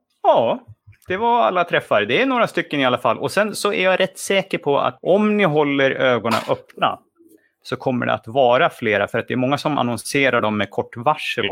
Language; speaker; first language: Swedish; native; Swedish